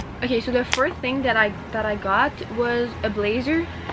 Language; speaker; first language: English; non-native, learner; French